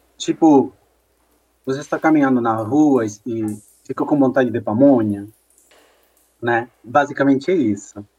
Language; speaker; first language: Portuguese; non-native, fluent; Spanish